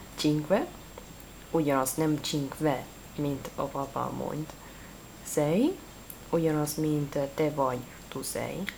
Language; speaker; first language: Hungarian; non-native, learner; Italian